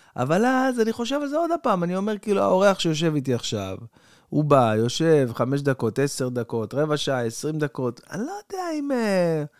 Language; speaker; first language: Hebrew; native; Hebrew